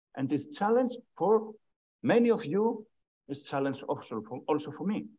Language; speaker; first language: English; non-native, fluent; Greek